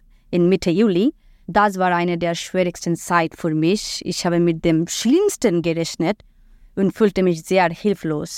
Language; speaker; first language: German; non-native, fluent; Bangla